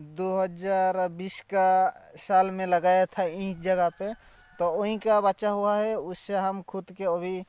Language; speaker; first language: Hindi; non-native, local second language; Santali